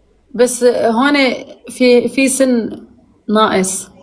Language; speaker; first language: Arabic; native; Arabic